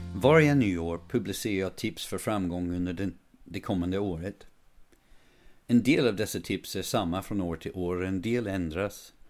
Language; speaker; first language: Swedish; non-native, fluent; English